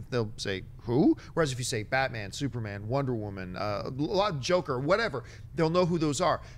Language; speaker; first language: English; native; English